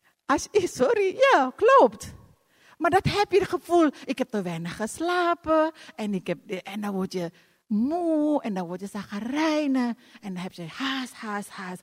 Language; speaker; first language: Dutch; non-native, fluent; Indonesian